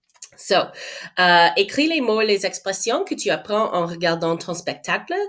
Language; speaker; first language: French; non-native, fluent; English